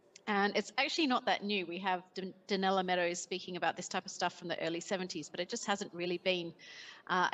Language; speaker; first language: English; native; English